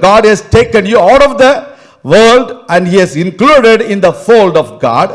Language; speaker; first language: English; non-native, local second language; Tamil